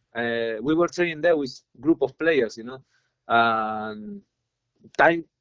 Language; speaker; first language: English; non-native, fluent; Spanish